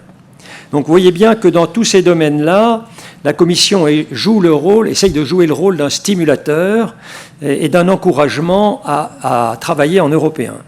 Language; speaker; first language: French; native; French